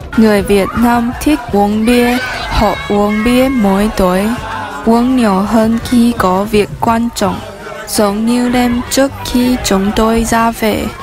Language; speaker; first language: Vietnamese; non-native, learner; Chinese